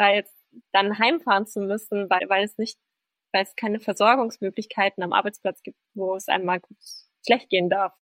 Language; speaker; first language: German; native; German